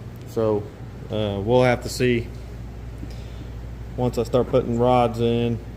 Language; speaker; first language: English; native; English